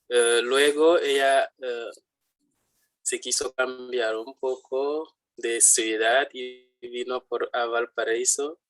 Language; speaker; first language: Spanish; non-native, fluent; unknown